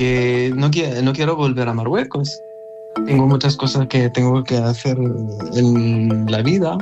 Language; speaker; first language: Spanish; non-native, learner; Arabic